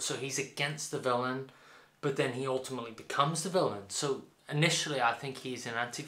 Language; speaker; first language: English; native; English